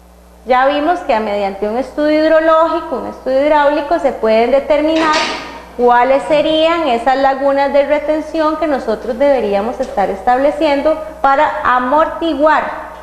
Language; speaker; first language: Spanish; native; Spanish